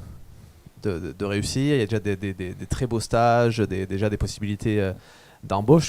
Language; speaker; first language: French; native; French